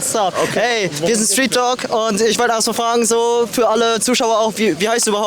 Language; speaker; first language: German; native; German